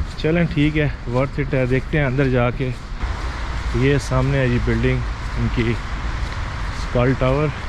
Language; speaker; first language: Urdu; native; Urdu